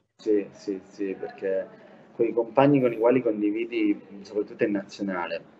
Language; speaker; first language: Italian; native; Italian